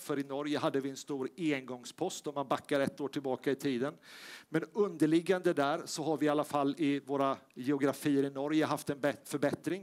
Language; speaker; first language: Swedish; native; Swedish